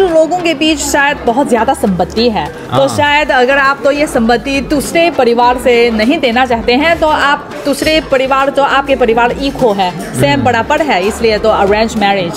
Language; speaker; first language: Hindi; non-native, fluent; Chinese